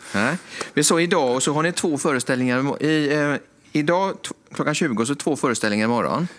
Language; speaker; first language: Swedish; native; Swedish